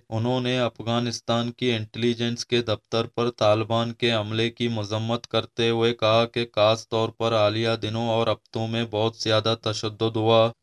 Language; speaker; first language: Urdu; non-native, local second language; Baluchi